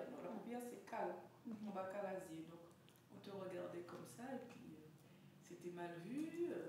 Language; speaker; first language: French; native; French